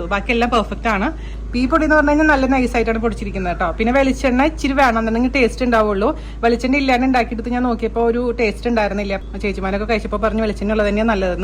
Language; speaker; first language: Malayalam; native; Malayalam